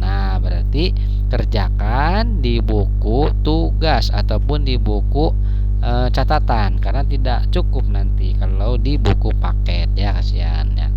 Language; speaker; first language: Indonesian; non-native, local second language; Sundanese